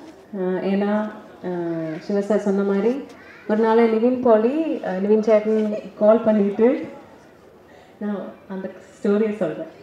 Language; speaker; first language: Tamil; non-native, learner; Malayalam